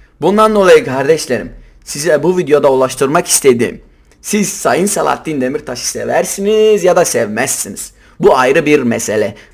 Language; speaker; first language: Turkish; non-native, local second language; Kurdish